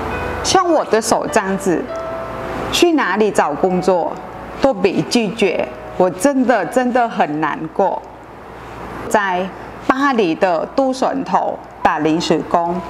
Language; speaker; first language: Chinese; non-native, fluent; Vietnamese